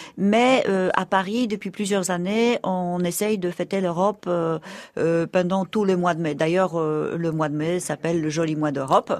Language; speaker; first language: French; non-native, fluent; Polish